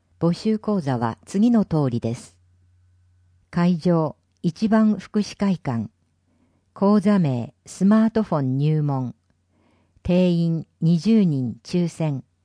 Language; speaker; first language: Japanese; native; Japanese